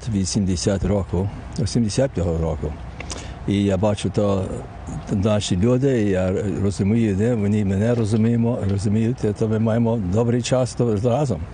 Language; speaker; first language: Ukrainian; early bilingual, heritage; Ukrainian